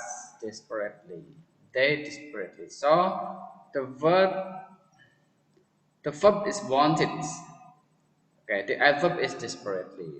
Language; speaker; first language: English; non-native, fluent; Indonesian